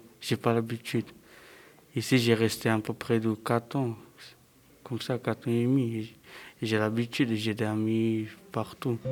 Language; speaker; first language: French; non-native, fluent; Serbian